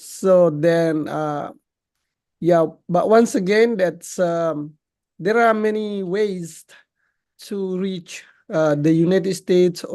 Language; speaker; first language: English; non-native, learner; Indonesian